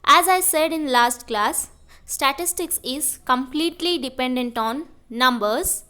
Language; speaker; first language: English; non-native, local second language; Kannada